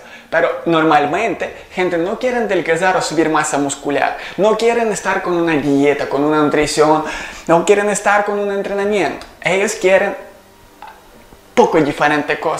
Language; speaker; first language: Spanish; non-native, learner; Ukrainian